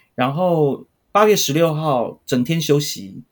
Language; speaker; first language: Chinese; native; Chinese